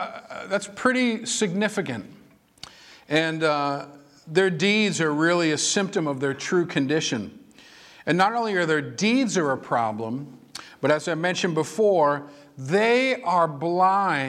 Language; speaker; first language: English; native; English